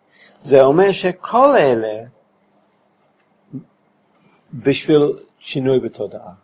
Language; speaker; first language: Hebrew; non-native, fluent; English